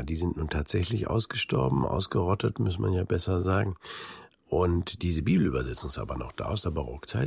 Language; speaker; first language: German; native; German